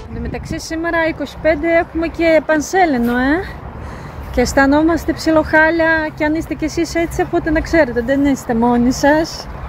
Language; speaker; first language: Greek; native; Greek